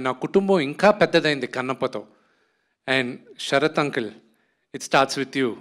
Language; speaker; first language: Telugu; native; Telugu